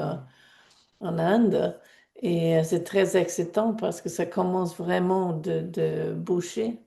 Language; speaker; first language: French; non-native, fluent; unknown